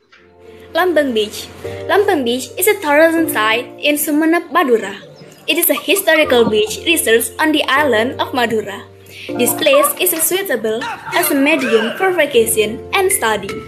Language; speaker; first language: English; non-native, learner; Indonesian